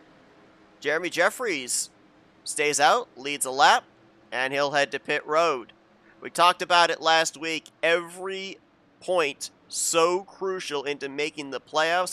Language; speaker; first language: English; native; English